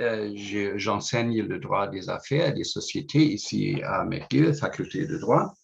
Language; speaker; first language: French; non-native, fluent; English